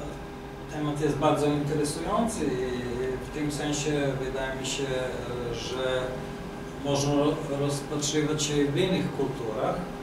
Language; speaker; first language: Polish; non-native, fluent; Serbian